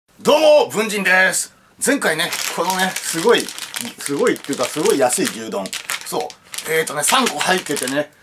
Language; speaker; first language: Japanese; native; Japanese